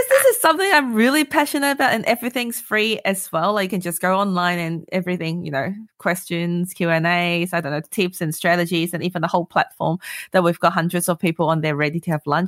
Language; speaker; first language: English; non-native, local second language; Cantonese